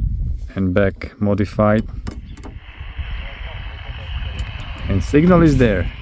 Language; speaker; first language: English; non-native, fluent; Slovak